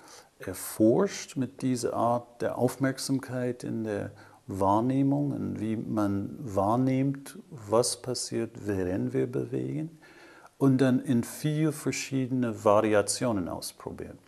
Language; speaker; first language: German; non-native, fluent; English